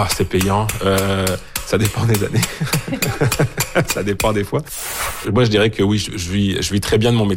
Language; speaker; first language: French; native; French